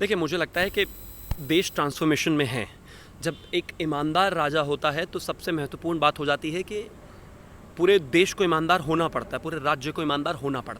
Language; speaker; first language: Hindi; native; Hindi